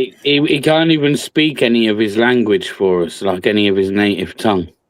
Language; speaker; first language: English; native; English